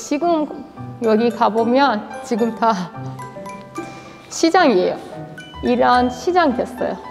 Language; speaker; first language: Korean; non-native, fluent; Persian